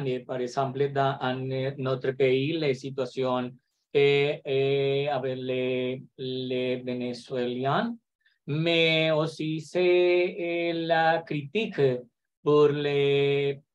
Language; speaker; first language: French; non-native, learner; Spanish